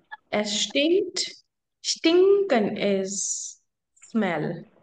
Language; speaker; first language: German; non-native, fluent; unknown